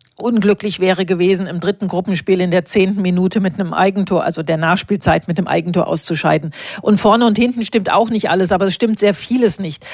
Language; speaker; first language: German; native; German